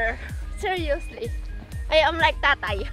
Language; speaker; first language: English; non-native, local second language; Filipino